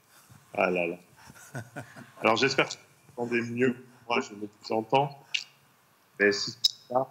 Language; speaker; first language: French; native; French